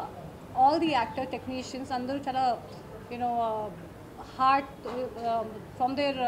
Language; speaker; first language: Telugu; non-native, learner; Hindi